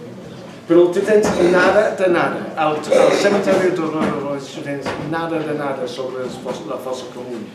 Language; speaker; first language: Spanish; non-native, learner; English